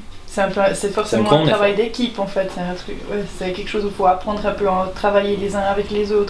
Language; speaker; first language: French; native; French